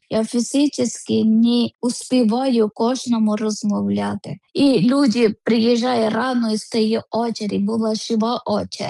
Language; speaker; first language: Ukrainian; non-native, learner; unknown